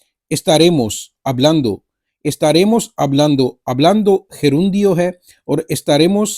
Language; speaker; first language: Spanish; non-native, fluent; Urdu